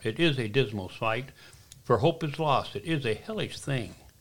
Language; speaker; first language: English; native; English